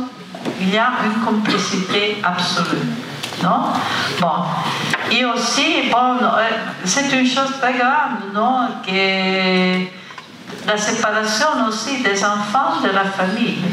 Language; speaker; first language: French; non-native, fluent; Italian